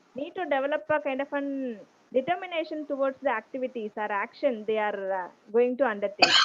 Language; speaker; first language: English; non-native, local second language; Tamil